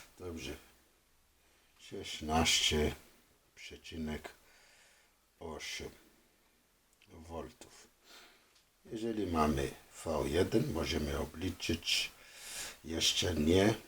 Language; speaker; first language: Polish; non-native, fluent; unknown